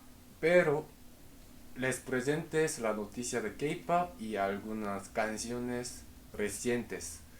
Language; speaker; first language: Spanish; non-native, fluent; Korean